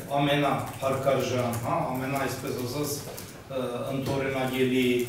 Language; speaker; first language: Armenian; early bilingual, heritage; Armenian